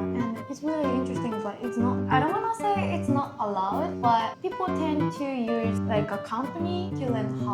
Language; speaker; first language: English; non-native, fluent; Japanese